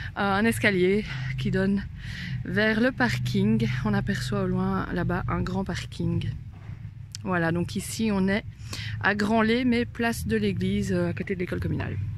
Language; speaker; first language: French; native; French